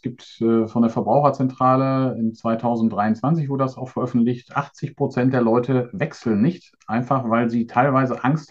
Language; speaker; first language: German; native; German